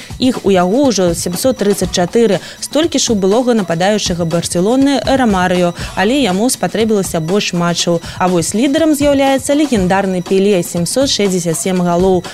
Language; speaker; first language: Belarusian; non-native, local second language; Russian